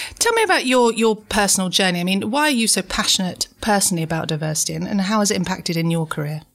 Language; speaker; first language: English; native; English